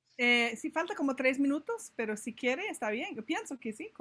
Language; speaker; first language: Spanish; non-native, fluent; English